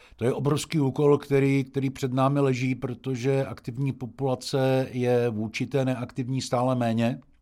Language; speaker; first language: Czech; native; Czech